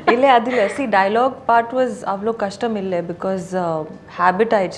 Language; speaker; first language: Tamil; non-native, learner; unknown